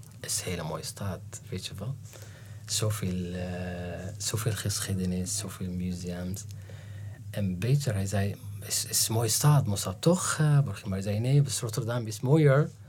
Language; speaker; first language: Dutch; non-native, learner; Arabic